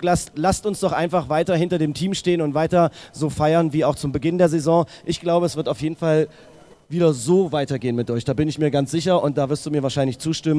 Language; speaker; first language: German; native; German